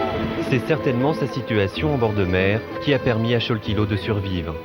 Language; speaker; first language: French; native; French